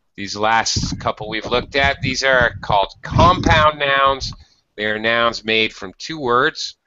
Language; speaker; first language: English; native; English